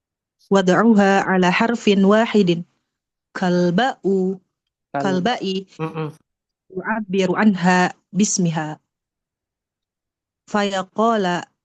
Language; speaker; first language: Arabic; non-native, learner; Indonesian